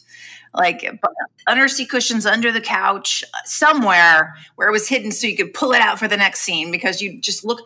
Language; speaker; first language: English; native; English